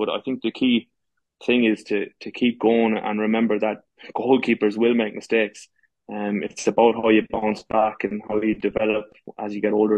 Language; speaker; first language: English; native; English